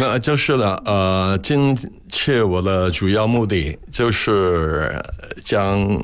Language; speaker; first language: Chinese; non-native, local second language; Cantonese